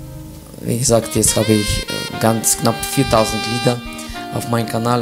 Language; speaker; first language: German; non-native, fluent; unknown